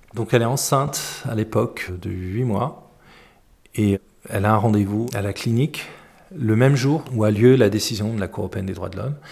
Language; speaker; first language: French; early bilingual, other home language; Arabic